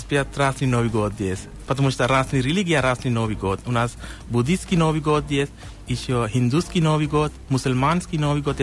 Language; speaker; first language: Russian; non-native, learner; Sinhala